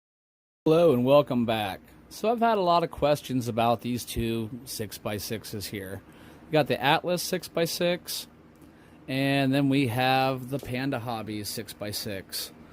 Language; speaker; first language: English; native; English